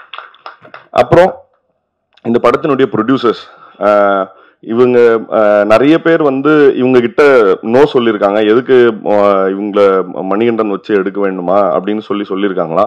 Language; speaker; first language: Tamil; native; Tamil